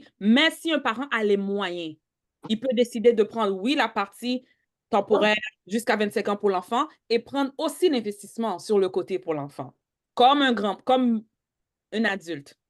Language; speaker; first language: French; native; French